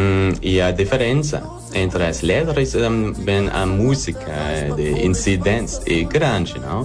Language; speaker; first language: Portuguese; non-native, learner; German